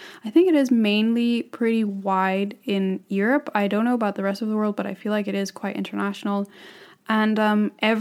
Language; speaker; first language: English; non-native, local second language; Cantonese